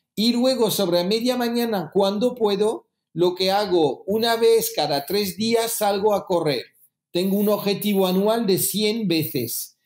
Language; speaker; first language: Spanish; early bilingual, heritage; French